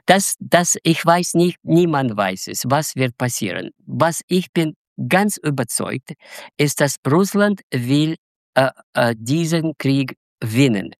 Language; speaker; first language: German; non-native, fluent; Russian